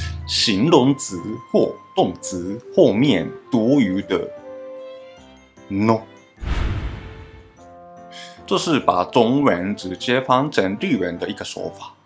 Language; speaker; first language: Chinese; non-native, fluent; Japanese